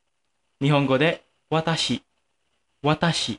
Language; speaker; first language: Japanese; non-native, fluent; Indonesian